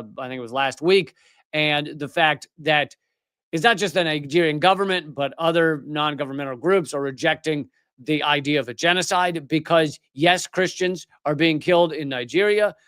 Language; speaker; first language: English; native; English